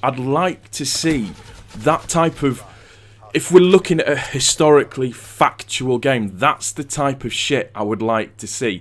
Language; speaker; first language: English; native; English